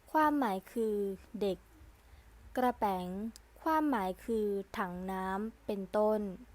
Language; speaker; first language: Thai; native; Thai